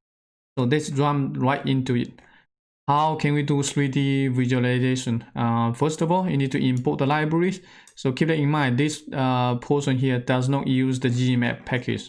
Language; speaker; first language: English; non-native, fluent; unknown